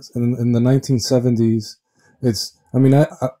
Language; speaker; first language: English; early bilingual, other home language; Spanish